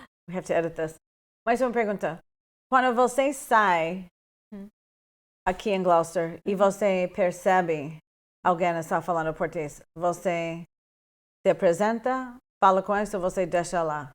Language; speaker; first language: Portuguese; non-native, fluent; English